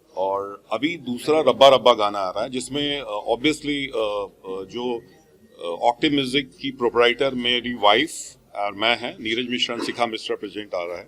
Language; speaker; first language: Hindi; native; Hindi